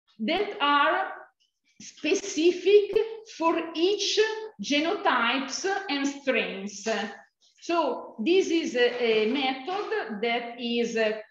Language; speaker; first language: English; non-native, fluent; Italian